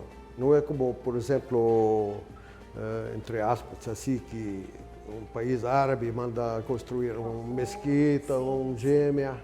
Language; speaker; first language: Portuguese; non-native, fluent; Arabic